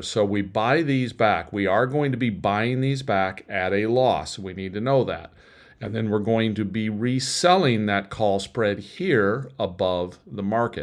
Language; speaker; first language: English; native; English